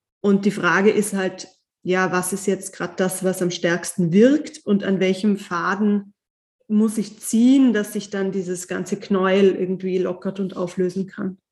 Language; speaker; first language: German; native; German